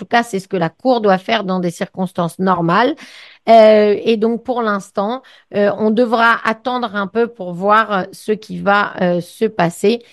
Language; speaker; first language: French; native; French